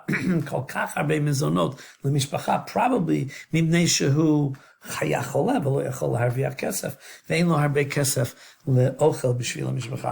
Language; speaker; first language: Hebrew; non-native, fluent; English